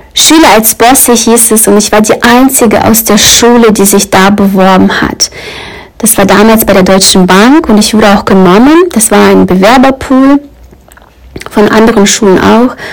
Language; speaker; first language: German; early bilingual, other home language; Russian